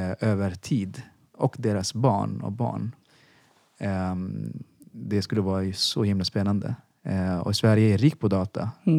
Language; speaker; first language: Swedish; non-native, fluent; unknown